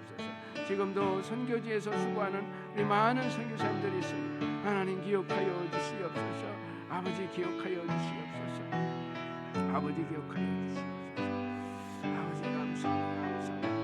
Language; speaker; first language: Korean; native; Korean